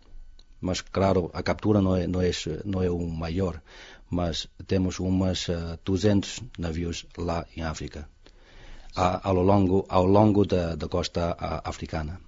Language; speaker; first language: Portuguese; non-native, fluent; Chinese